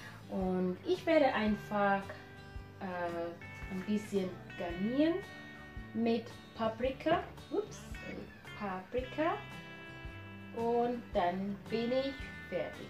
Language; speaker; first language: German; non-native, fluent; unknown